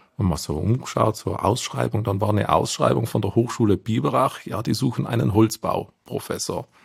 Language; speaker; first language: German; native; German